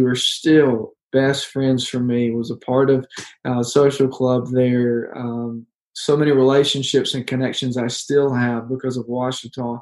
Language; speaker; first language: English; native; English